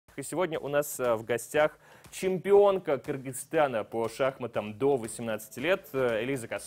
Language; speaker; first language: Russian; native; Russian